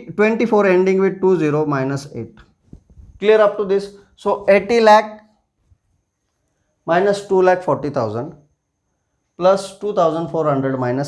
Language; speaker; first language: English; non-native, local second language; Marathi